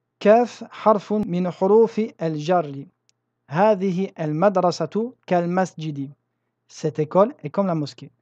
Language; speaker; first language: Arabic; non-native, fluent; French